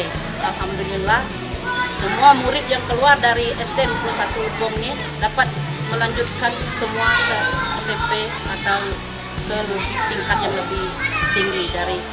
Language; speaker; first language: Indonesian; native; Indonesian